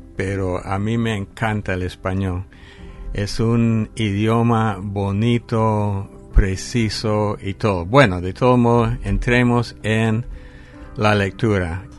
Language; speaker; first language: Spanish; non-native, fluent; English